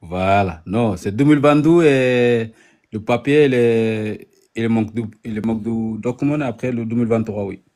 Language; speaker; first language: French; non-native, learner; Arabic